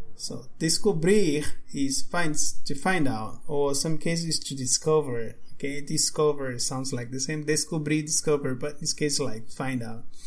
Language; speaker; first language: English; non-native, fluent; Portuguese